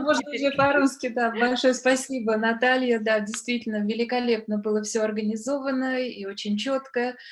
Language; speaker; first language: Russian; native; Russian